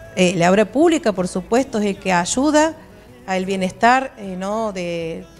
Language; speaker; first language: Spanish; native; Spanish